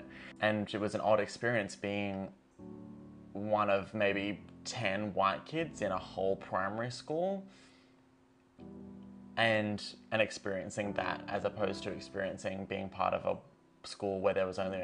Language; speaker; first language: English; native; English